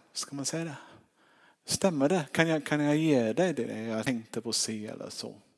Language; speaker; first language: Swedish; non-native, fluent; English